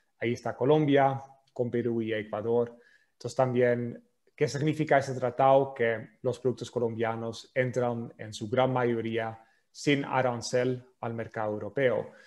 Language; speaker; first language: Spanish; non-native, fluent; Dutch